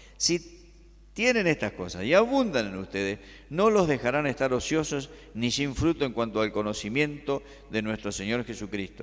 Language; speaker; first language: Spanish; native; Spanish